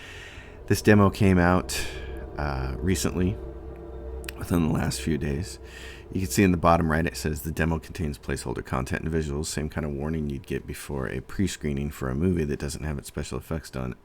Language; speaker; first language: English; native; English